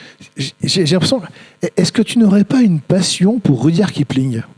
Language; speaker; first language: French; native; French